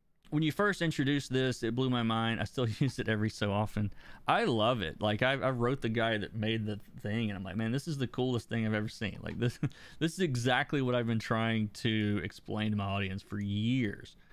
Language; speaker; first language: English; native; English